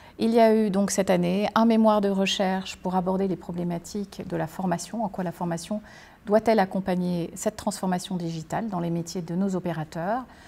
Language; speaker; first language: French; native; French